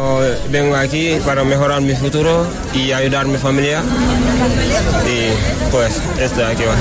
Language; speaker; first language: Spanish; non-native, learner; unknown